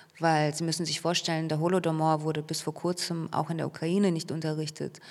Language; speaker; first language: German; early bilingual, other home language; Russian